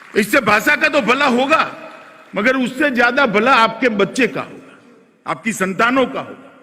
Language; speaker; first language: Hindi; non-native, local second language; Gujarati